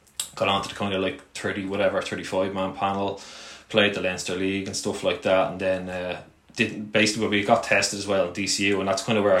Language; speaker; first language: English; native; English